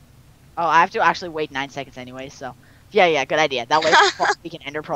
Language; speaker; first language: English; native; English